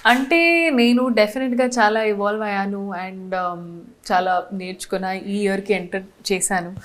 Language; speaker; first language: Telugu; non-native, fluent; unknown